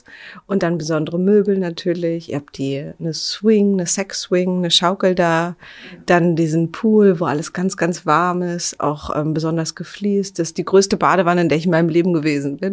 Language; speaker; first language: German; native; German